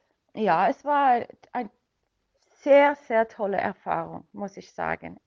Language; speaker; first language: German; non-native, fluent; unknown